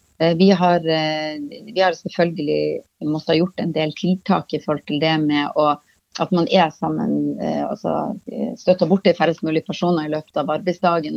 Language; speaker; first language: Norwegian; native; Norwegian